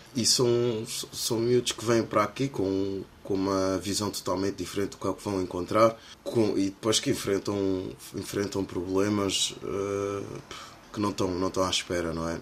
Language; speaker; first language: Portuguese; native; Portuguese